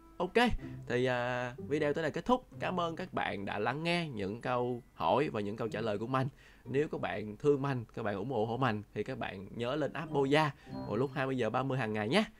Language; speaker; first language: Vietnamese; non-native, local second language; Chinese